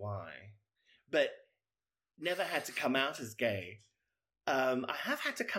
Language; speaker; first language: English; native; English